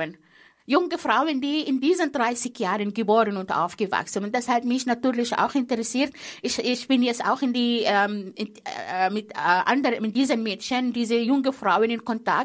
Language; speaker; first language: German; non-native, fluent; Arabic